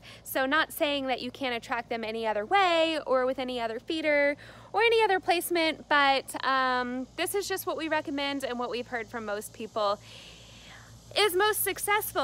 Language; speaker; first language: English; native; English